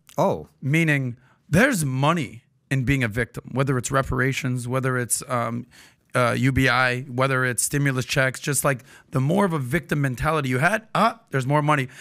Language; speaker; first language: English; native; English